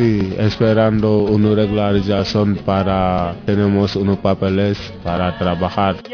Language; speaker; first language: Spanish; non-native, learner; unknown